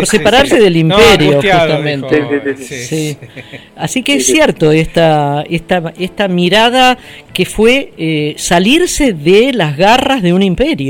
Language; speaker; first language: Spanish; native; Spanish